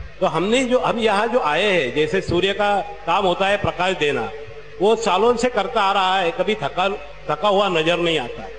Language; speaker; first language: Hindi; non-native, local second language; Marathi